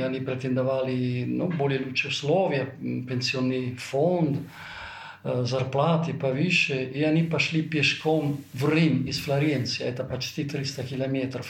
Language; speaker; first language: Russian; non-native, fluent; Italian